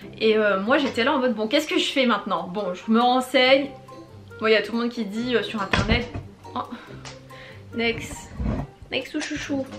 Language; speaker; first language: French; native; French